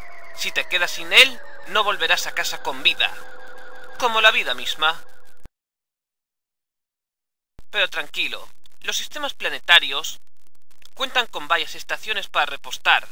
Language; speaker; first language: Spanish; native; Spanish